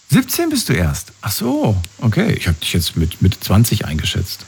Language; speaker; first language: German; native; German